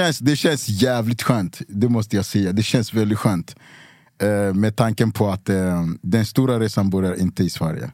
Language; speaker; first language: Swedish; early bilingual, other home language; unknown